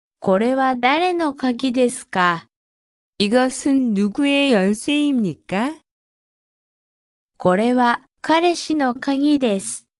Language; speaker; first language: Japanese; non-native, fluent; Korean